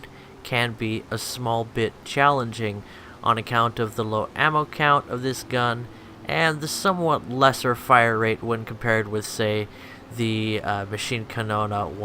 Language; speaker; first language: English; native; English